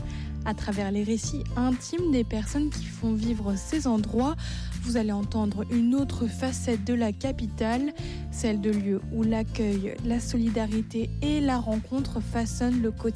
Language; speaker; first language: French; native; French